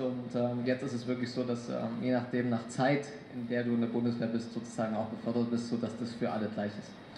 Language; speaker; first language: German; native; German